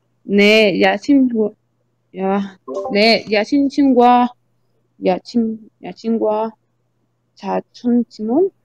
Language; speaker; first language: Korean; non-native, learner; Spanish